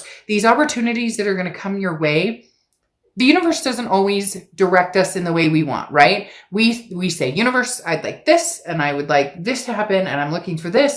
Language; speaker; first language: English; native; English